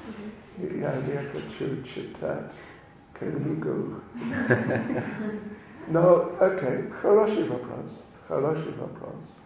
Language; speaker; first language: Russian; non-native, learner; English